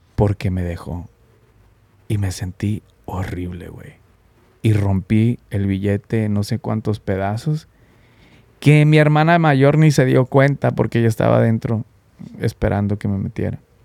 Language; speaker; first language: Spanish; early bilingual, heritage; Spanish